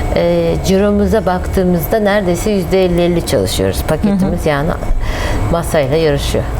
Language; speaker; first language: Turkish; non-native, fluent; Kyrgyz